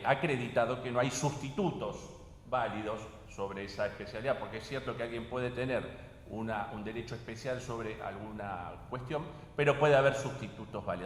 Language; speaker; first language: Spanish; native; Spanish